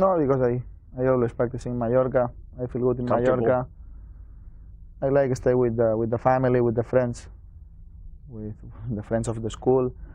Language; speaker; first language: English; non-native, learner; Spanish